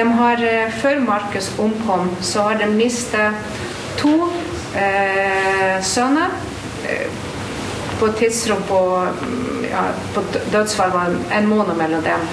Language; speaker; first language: Norwegian; non-native, fluent; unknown